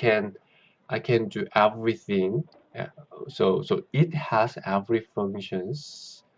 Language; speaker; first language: English; non-native, learner; Korean